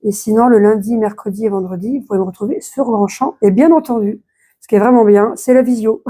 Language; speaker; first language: French; native; French